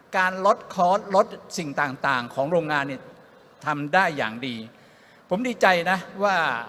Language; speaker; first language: Thai; native; Thai